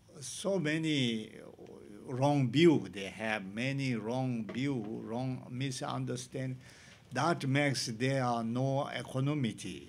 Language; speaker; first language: English; non-native, learner; Tibetan